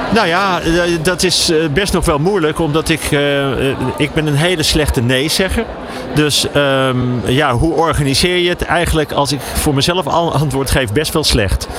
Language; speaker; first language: Dutch; native; Dutch